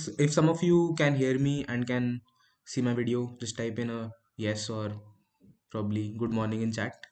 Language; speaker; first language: English; non-native, local second language; Hindi